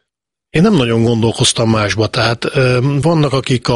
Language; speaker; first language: Hungarian; native; Hungarian